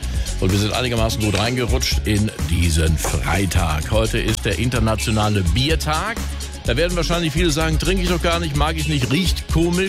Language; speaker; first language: German; native; German